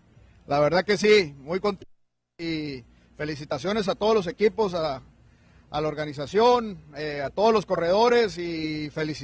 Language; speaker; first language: Spanish; native; Spanish